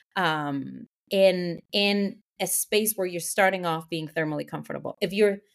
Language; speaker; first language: English; non-native, fluent; Spanish